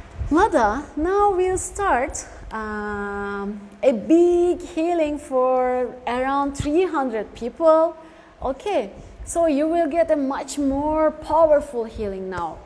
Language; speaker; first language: English; non-native, fluent; Turkish